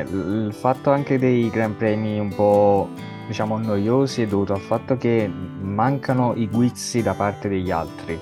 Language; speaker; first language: Italian; native; Italian